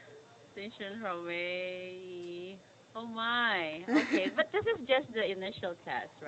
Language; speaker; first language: English; non-native, fluent; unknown